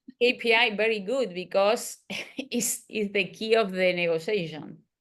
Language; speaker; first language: English; non-native, learner; Spanish